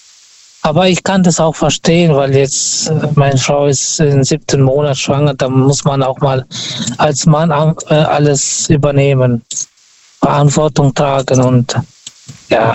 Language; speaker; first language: German; non-native, learner; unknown